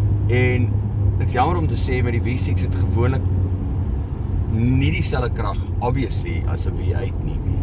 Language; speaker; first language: Afrikaans; native; Afrikaans